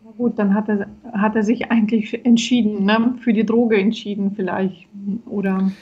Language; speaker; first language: German; native; German